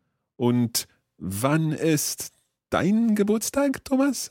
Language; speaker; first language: German; non-native, fluent; English